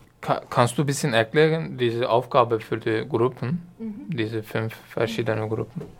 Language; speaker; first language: German; non-native, learner; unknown